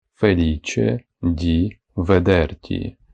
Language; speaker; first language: Italian; non-native, fluent; Ukrainian